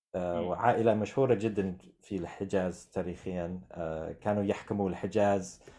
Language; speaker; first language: Arabic; non-native, fluent; English